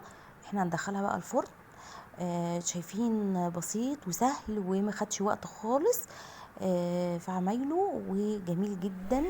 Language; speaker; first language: Arabic; native; Arabic